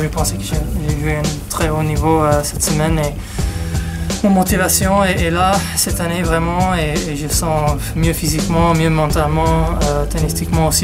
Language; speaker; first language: French; non-native, fluent; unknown